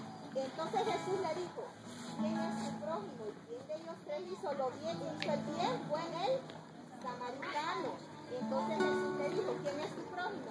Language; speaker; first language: Spanish; native; Spanish